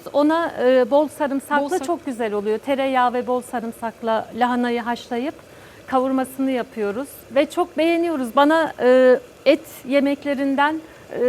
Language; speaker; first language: Turkish; native; Turkish